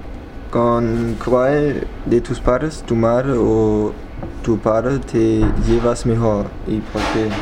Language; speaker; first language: Spanish; non-native, learner; German